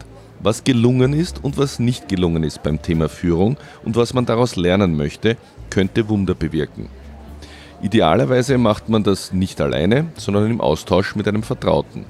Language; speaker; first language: German; native; German